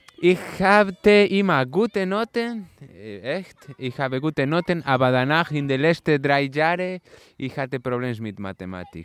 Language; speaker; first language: German; non-native, learner; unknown